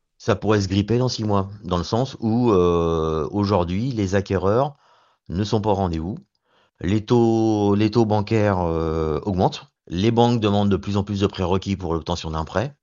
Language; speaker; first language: French; native; French